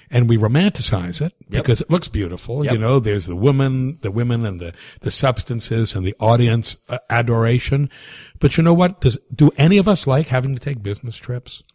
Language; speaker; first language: English; native; English